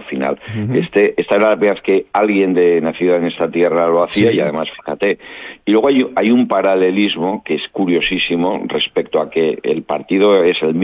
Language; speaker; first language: Spanish; native; Spanish